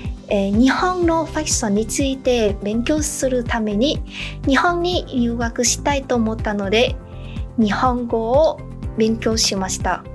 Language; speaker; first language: Japanese; non-native, fluent; Vietnamese